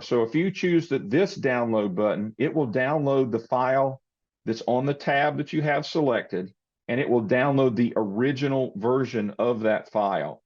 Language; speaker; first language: English; native; English